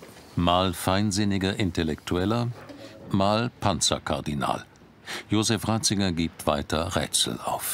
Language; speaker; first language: German; native; German